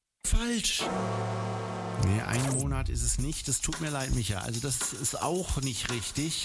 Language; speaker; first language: German; native; German